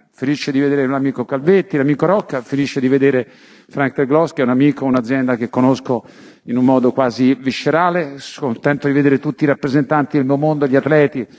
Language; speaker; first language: Italian; native; Italian